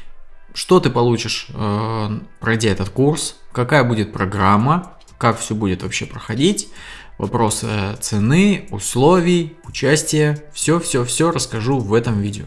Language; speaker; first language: Russian; native; Russian